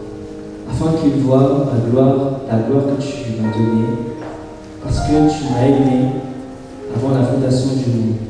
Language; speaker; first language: French; non-native, fluent; Chinese